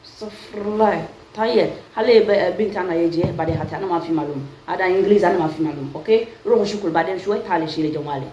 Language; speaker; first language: Arabic; non-native, learner; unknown